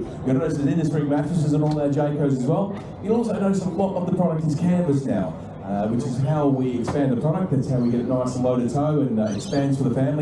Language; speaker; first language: English; native; English